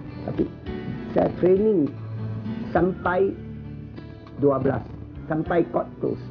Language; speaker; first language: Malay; non-native, local second language; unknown